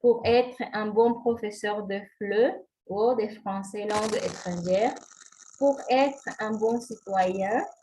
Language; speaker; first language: French; non-native, fluent; Spanish